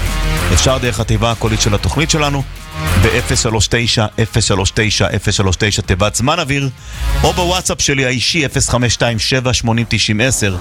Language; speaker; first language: Hebrew; native; Hebrew